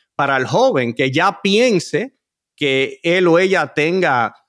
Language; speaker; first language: Spanish; early bilingual, heritage; Spanish